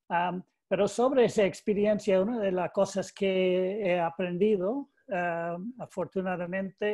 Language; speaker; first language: Spanish; non-native, learner; English